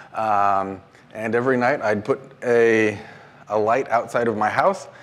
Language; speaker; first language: English; native; English